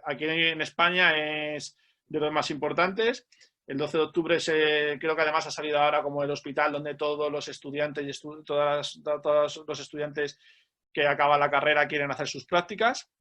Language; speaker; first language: Spanish; native; Spanish